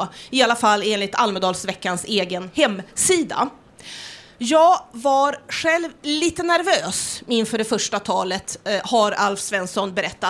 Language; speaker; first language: Swedish; native; Swedish